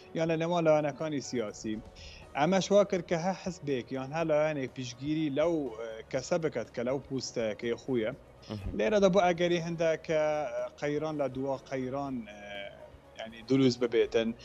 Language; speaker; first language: Central Kurdish; non-native, local second language; Kurdish